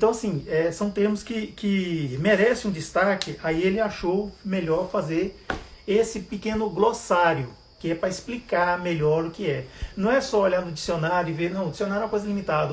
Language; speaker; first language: Portuguese; native; Portuguese